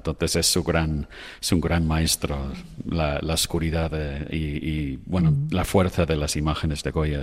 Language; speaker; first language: Spanish; non-native, fluent; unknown